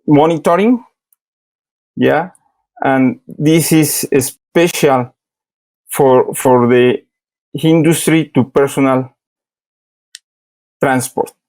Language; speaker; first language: English; non-native, learner; Spanish